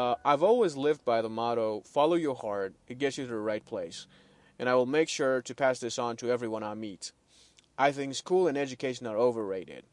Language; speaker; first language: English; non-native, fluent; Persian